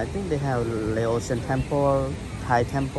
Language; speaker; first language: English; non-native, learner; Khmer